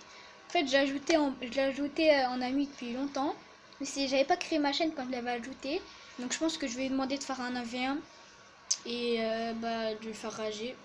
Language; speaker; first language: French; native; French